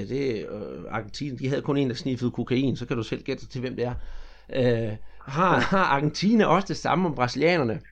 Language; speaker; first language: Danish; native; Danish